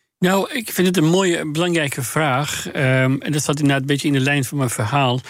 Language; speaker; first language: Dutch; non-native, fluent; Persian